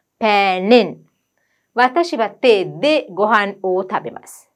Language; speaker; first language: Japanese; non-native, fluent; Sinhala